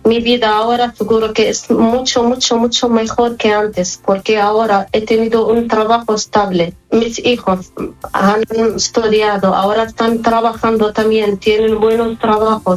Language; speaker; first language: Spanish; non-native, fluent; Arabic